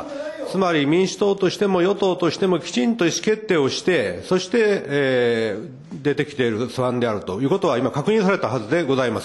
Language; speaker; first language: Japanese; native; Japanese